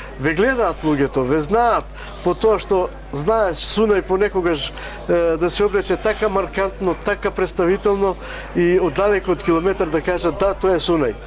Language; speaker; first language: Macedonian; non-native, local second language; Romany